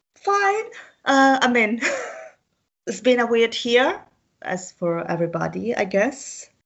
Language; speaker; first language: English; non-native, fluent; Italian